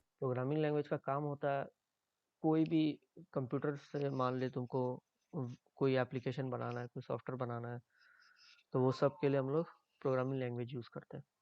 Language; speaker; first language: Hindi; native; Hindi